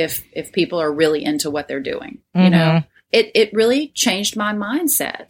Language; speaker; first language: English; native; English